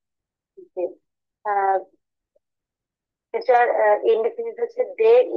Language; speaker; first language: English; non-native, learner; Bangla